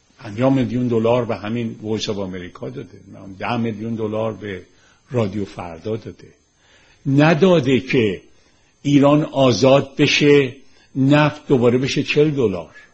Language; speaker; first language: Persian; native; Persian